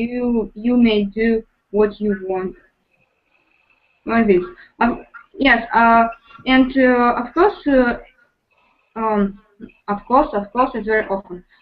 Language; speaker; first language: English; non-native, learner; Russian